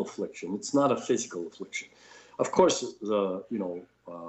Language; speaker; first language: English; native; English